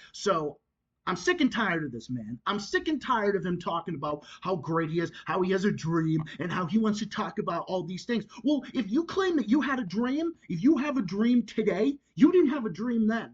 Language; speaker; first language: English; native; English